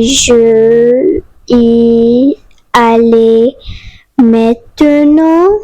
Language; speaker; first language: French; non-native, fluent; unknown